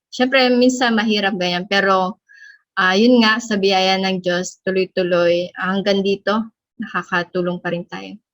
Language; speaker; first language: Filipino; native; Filipino